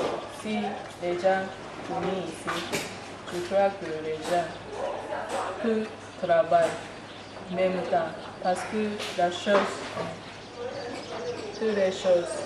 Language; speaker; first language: French; non-native, learner; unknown